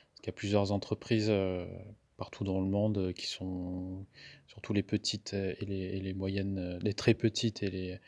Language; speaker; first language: French; non-native, local second language; Malagasy